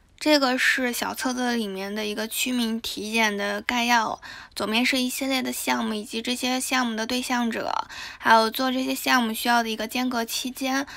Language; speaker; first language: Chinese; native; Chinese